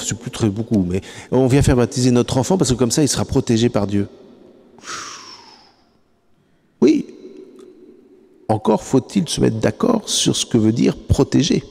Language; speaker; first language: French; native; French